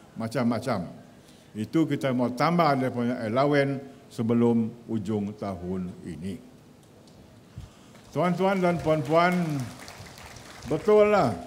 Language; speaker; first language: Malay; native; Malay